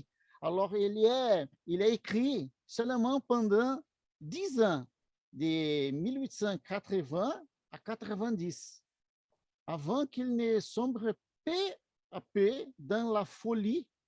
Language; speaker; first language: French; non-native, learner; Portuguese